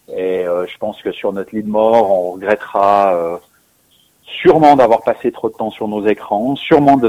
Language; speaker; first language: French; native; French